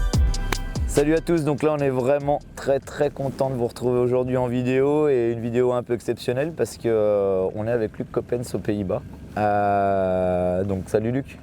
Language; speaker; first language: French; native; French